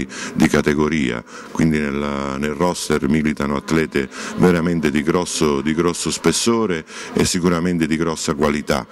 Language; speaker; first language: Italian; native; Italian